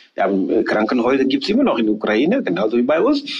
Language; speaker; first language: German; non-native, fluent; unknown